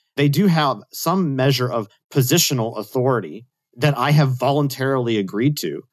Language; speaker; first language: English; native; English